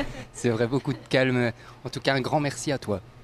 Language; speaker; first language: French; native; French